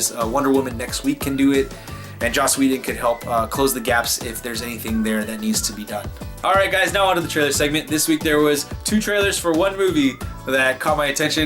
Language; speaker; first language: English; native; English